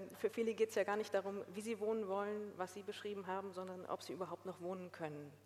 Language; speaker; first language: German; native; German